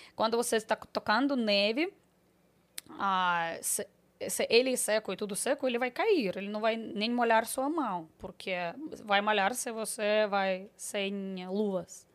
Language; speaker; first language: Portuguese; non-native, fluent; Russian